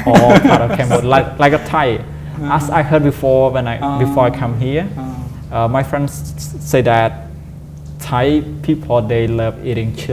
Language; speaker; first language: English; non-native, fluent; Khmer